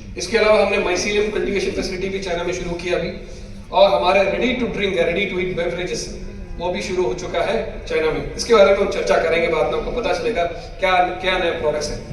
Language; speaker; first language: Hindi; non-native, local second language; Malayalam